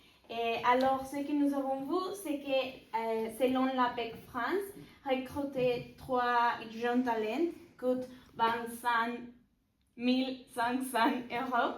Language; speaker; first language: French; non-native, learner; Spanish